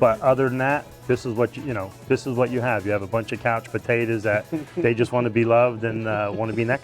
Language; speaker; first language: English; native; English